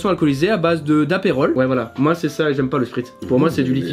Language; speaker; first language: French; native; French